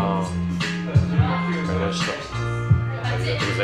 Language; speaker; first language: Japanese; non-native, learner; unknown